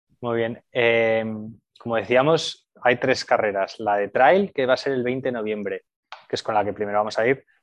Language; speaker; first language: Spanish; native; Spanish